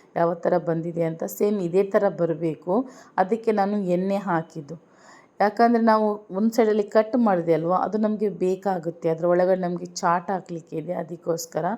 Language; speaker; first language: Kannada; non-native, local second language; Urdu